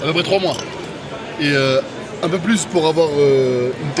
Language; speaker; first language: French; native; French